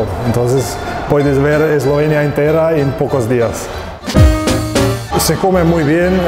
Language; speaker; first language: Spanish; non-native, fluent; Slovenian